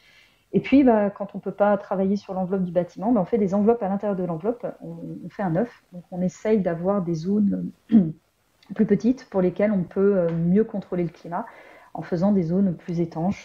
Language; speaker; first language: French; native; French